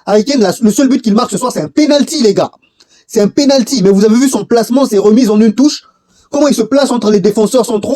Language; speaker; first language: French; native; French